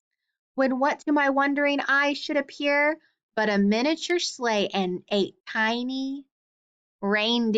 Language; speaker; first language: English; native; English